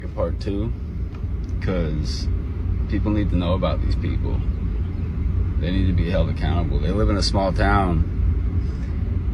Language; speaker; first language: English; native; English